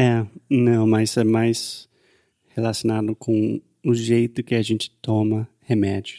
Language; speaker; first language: Portuguese; non-native, fluent; English